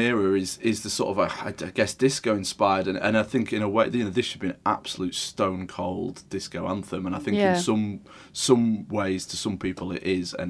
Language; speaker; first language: English; native; English